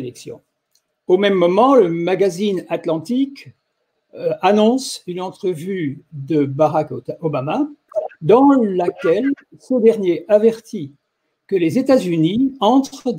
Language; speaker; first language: French; native; French